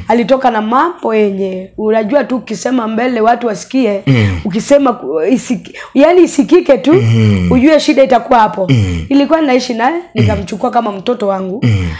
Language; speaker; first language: Swahili; non-native, local second language; Luo (Kenya and Tanzania)